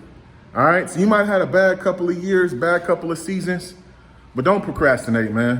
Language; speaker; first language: English; native; English